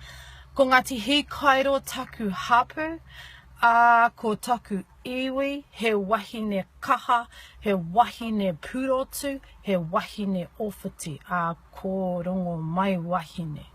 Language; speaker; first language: Māori; non-native, learner; English